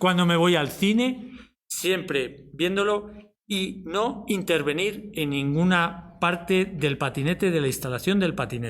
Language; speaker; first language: Spanish; native; Spanish